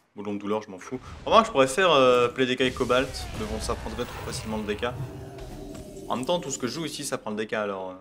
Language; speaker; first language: French; native; French